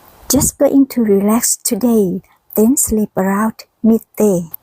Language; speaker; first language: English; non-native, learner; Thai